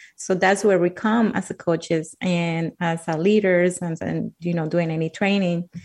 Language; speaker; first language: English; non-native, fluent; Spanish